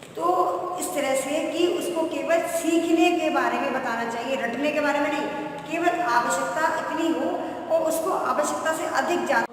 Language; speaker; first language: Hindi; native; Hindi